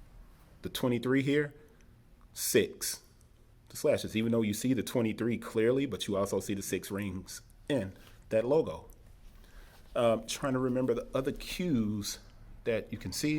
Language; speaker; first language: English; native; English